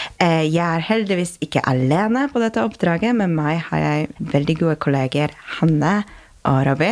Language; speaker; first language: Norwegian; non-native, fluent; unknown